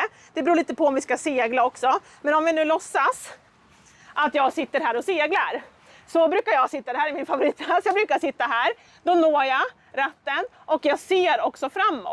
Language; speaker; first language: Swedish; native; Swedish